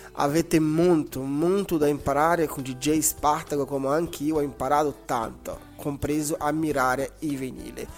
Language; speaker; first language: Italian; non-native, fluent; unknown